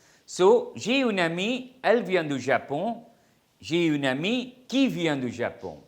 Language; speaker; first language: French; non-native, fluent; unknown